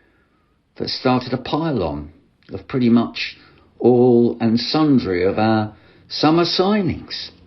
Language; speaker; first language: English; native; English